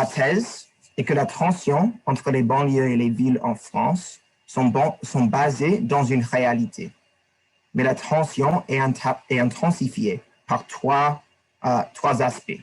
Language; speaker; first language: French; non-native, learner; English